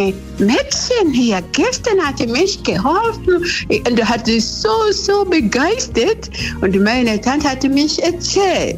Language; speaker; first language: German; non-native, learner; Swahili